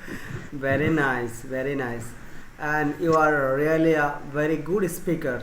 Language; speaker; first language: English; non-native, fluent; Bangla